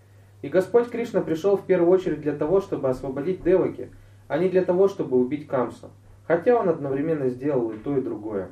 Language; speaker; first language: Russian; native; Russian